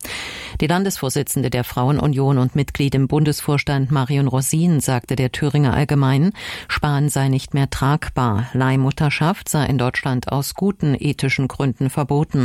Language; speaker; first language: German; native; German